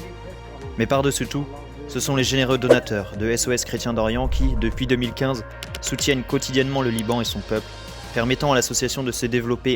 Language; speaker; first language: French; native; French